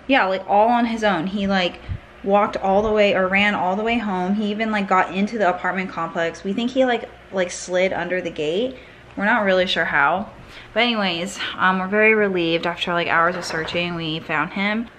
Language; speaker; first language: English; native; English